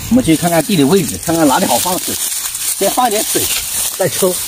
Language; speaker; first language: Chinese; native; Chinese